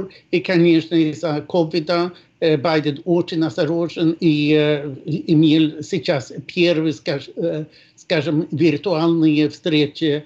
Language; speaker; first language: Russian; non-native, fluent; Swedish